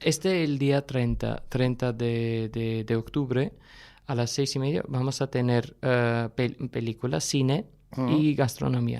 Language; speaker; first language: Spanish; non-native, fluent; Armenian